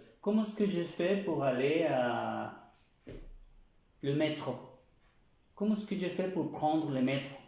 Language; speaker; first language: French; non-native, fluent; Spanish